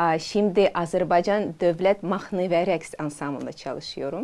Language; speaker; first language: Turkish; non-native, learner; Azerbaijani